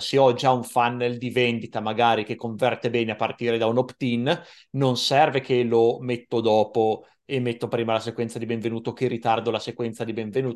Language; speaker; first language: Italian; native; Italian